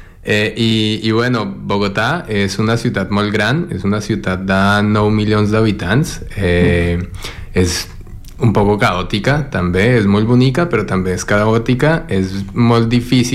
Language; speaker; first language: Catalan; non-native, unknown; Spanish